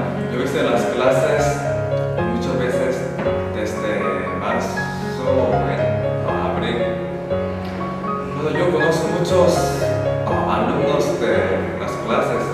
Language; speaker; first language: Spanish; non-native, learner; Korean